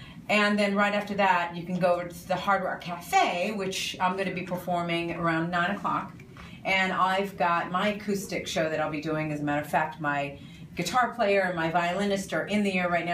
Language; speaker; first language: English; native; English